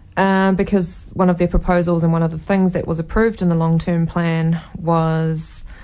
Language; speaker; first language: English; native; English